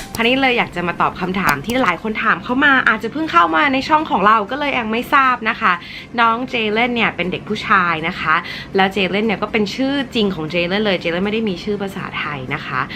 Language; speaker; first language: Thai; early bilingual, heritage; English